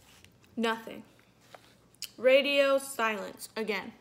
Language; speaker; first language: English; native; English